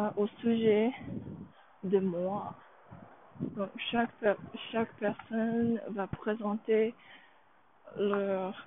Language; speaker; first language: French; non-native, learner; English